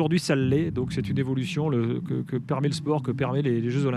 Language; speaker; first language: French; native; French